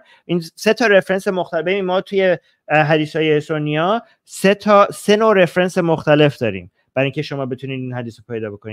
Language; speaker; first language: Persian; native; Persian